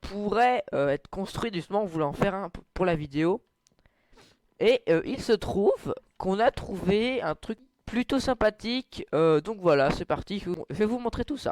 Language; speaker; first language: French; native; French